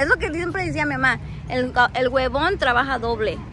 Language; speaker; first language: Spanish; early bilingual, heritage; Spanish